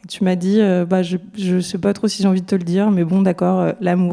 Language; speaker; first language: French; native; French